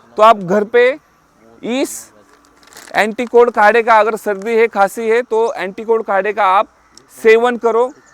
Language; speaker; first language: Hindi; non-native, local second language; Marathi